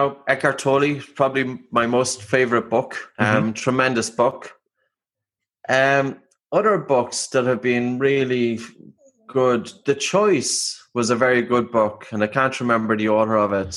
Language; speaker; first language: English; native; English